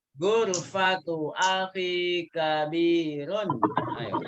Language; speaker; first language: Arabic; non-native, fluent; Indonesian